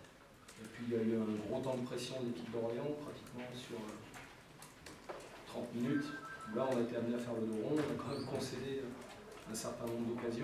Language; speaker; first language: French; native; French